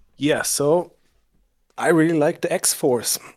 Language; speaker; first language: English; non-native, fluent; German